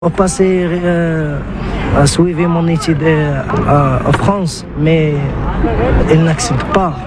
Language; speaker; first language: French; non-native, learner; Arabic